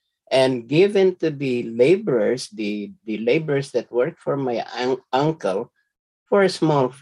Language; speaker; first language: English; non-native, local second language; Filipino